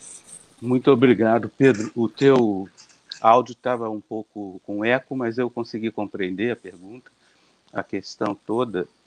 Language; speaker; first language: Portuguese; native; Portuguese